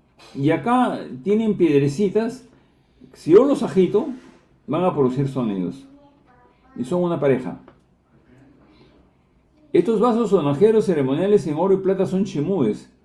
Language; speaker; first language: Spanish; native; Spanish